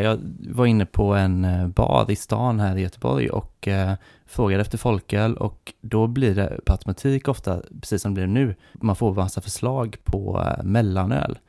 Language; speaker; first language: Swedish; native; Swedish